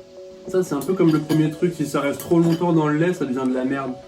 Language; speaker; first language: French; native; French